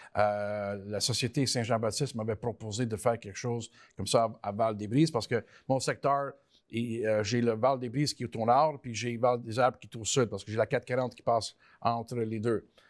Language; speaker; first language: French; early bilingual, other home language; Italian